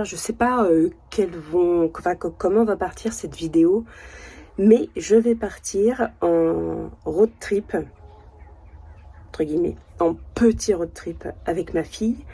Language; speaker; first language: French; native; French